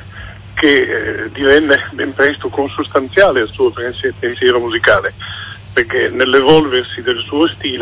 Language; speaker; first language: Italian; native; Italian